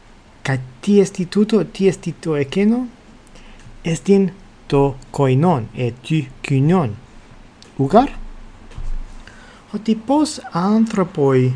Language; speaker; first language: Greek; non-native, fluent; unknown